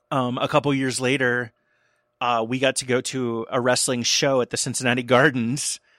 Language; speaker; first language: English; native; English